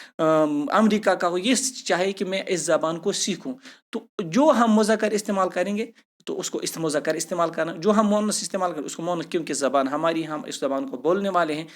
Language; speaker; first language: Urdu; non-native, local second language; Kashmiri